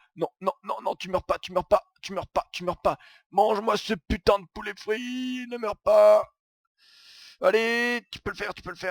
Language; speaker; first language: French; native; French